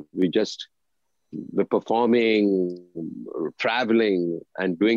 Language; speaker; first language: English; non-native, local second language; Tamil